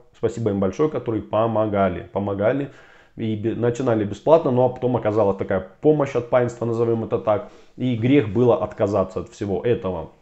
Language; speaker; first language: Russian; native; Russian